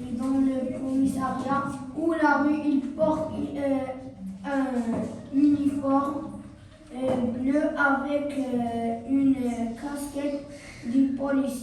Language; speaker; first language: French; non-native, learner; Arabic